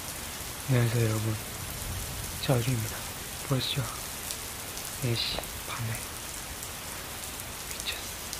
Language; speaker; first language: Korean; non-native, learner; Chinese